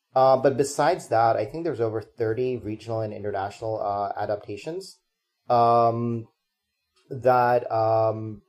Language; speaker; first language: English; non-native, local second language; Hindi